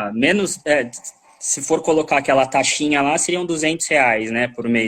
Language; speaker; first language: Portuguese; native; Portuguese